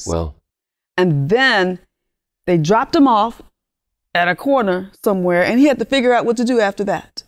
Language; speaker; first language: English; early bilingual, other home language; Spanish